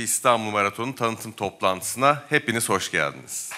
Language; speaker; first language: Turkish; native; Turkish